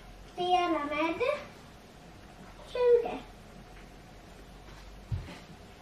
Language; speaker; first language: Swedish; non-native, learner; Tigrinya